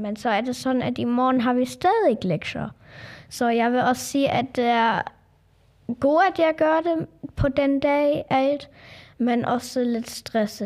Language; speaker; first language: Danish; non-native, local second language; German